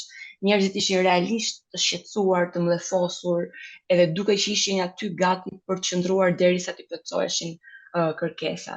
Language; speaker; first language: Albanian; native; Albanian